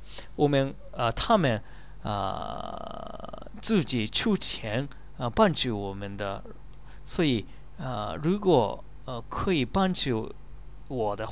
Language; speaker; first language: Chinese; non-native, learner; Japanese